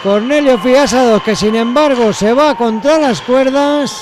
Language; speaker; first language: Spanish; native; Spanish